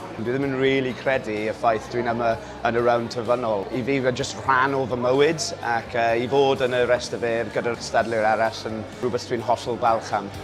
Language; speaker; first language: Welsh; non-native, local second language; English